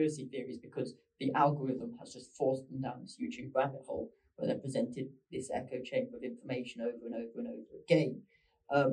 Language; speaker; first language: English; native; English